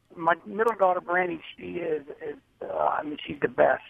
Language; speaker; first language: English; native; English